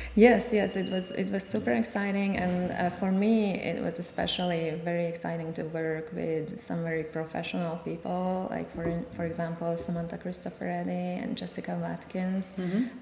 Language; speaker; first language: English; non-native, fluent; Hungarian